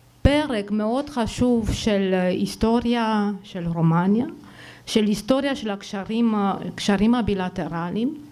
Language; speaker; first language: Hebrew; non-native, fluent; Romanian